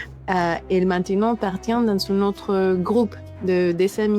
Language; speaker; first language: French; non-native, fluent; Spanish